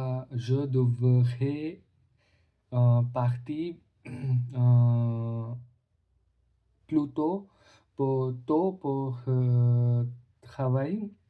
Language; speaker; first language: French; non-native, learner; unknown